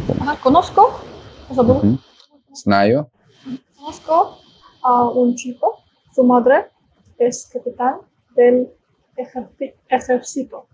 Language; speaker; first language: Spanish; non-native, learner; Russian